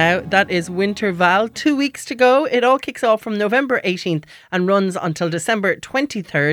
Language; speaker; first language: English; native; English